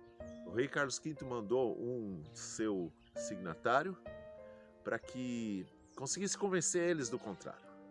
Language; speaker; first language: Portuguese; native; Portuguese